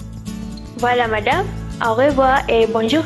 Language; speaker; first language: French; non-native, learner; Malay